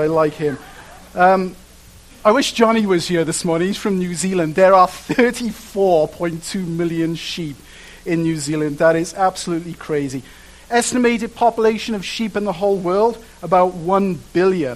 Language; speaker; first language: English; native; English